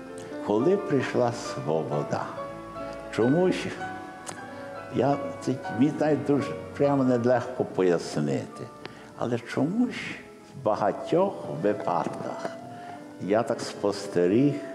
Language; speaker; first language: Ukrainian; early bilingual, heritage; Ukrainian